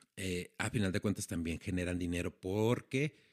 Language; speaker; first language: Spanish; native; Spanish